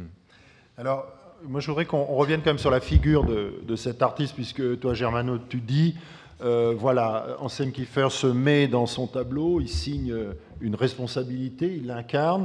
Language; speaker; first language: French; native; French